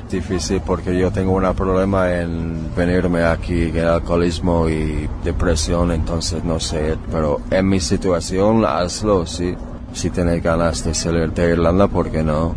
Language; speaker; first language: Spanish; non-native, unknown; English